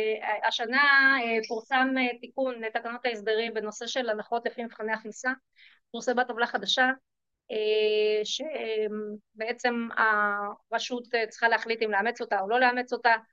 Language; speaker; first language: Hebrew; native; Hebrew